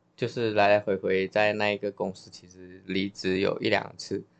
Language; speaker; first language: Chinese; native; Chinese